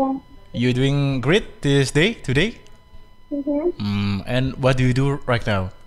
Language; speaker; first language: English; non-native, fluent; Indonesian